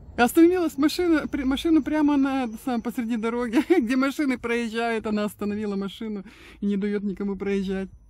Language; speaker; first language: Russian; native; Russian